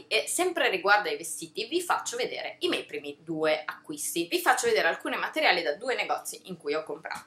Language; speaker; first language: Italian; native; Italian